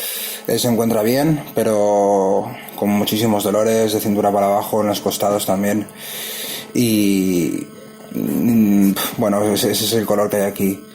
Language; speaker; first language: Spanish; native; Spanish